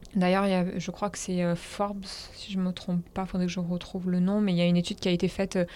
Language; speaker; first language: French; native; French